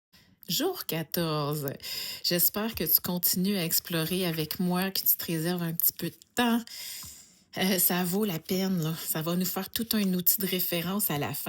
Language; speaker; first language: French; native; French